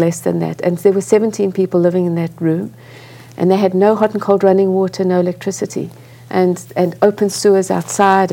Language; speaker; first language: English; native; English